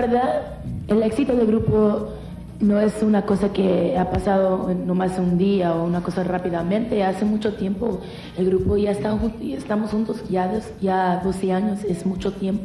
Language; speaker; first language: Spanish; early bilingual, heritage; English